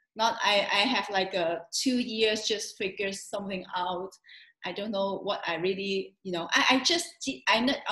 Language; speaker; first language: English; non-native, local second language; Cantonese